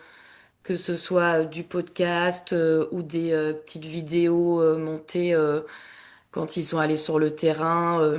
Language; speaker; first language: French; native; French